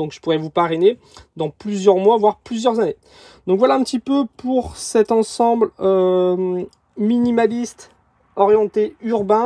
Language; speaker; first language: French; native; French